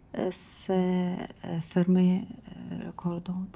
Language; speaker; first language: French; non-native, learner; Ukrainian